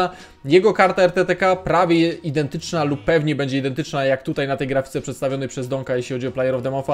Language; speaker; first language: Polish; native; Polish